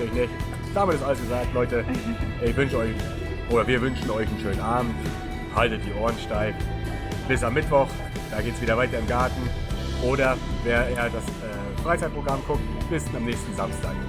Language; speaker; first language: German; native; German